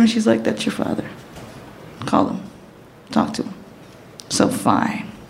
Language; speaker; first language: English; early bilingual, other home language; Spanish